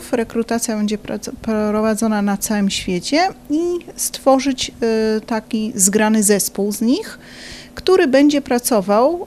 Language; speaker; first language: Polish; native; Polish